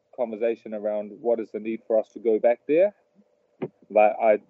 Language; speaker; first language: English; early bilingual, other home language; Telugu